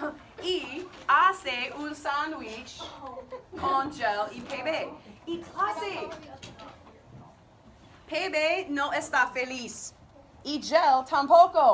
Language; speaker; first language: Spanish; non-native, learner; English